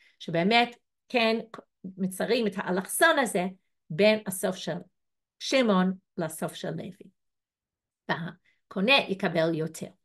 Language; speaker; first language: Hebrew; non-native, fluent; English